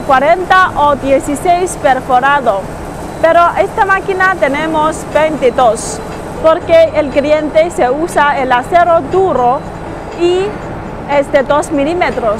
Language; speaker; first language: Spanish; non-native, learner; Chinese